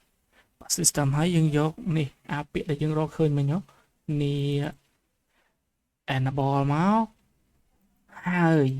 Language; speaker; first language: Khmer; native; Khmer